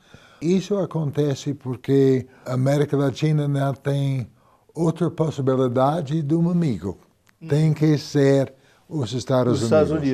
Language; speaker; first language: Portuguese; non-native, fluent; English